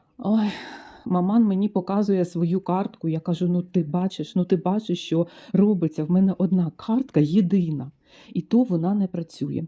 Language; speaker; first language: Ukrainian; native; Ukrainian